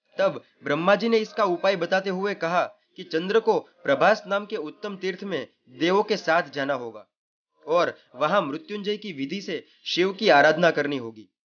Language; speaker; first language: Hindi; non-native, local second language; Gujarati